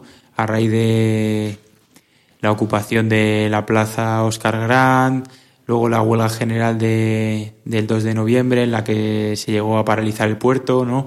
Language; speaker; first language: Spanish; native; Spanish